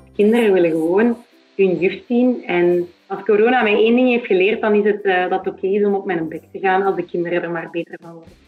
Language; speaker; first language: Dutch; native; Dutch